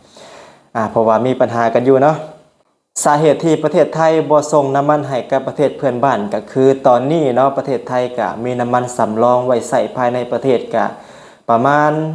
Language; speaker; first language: Thai; non-native, local second language; Northeastern Thai